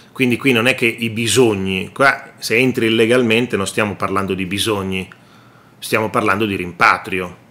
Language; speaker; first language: Italian; native; Italian